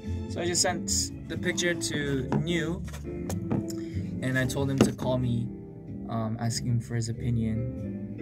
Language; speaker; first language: English; early bilingual, other home language; Korean